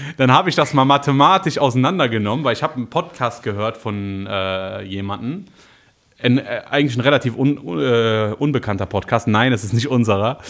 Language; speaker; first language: German; native; German